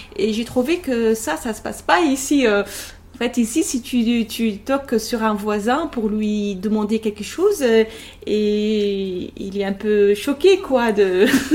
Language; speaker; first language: French; non-native, local second language; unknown